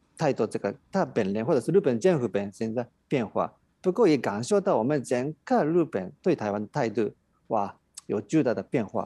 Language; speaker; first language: Chinese; non-native, fluent; Japanese